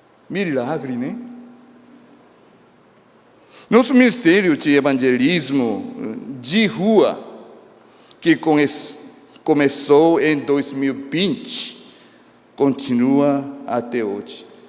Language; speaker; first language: Portuguese; non-native, fluent; Korean